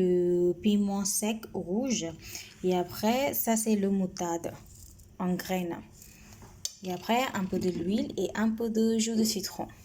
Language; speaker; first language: French; non-native, learner; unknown